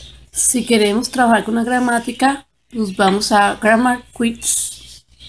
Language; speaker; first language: Spanish; native; Spanish